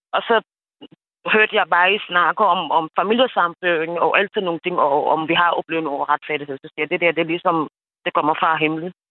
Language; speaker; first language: Danish; non-native, fluent; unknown